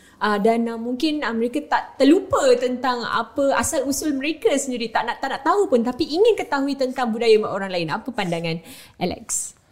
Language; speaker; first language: Malay; native; Malay